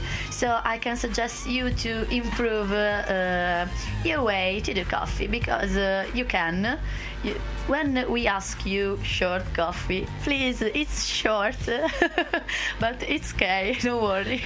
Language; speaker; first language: English; non-native, fluent; Italian